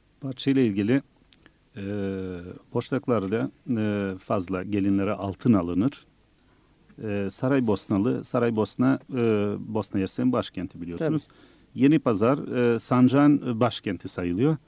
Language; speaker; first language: Turkish; early bilingual, other home language; Bosnian